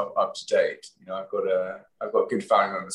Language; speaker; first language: English; native; English